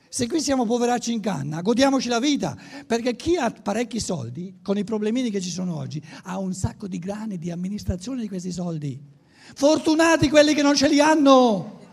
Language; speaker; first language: Italian; native; Italian